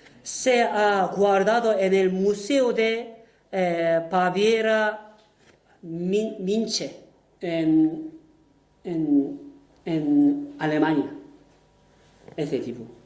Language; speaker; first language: Spanish; non-native, fluent; Korean